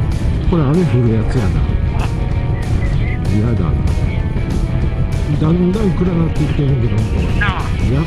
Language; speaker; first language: Japanese; native; Japanese